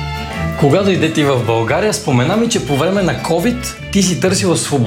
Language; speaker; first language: Bulgarian; native; Bulgarian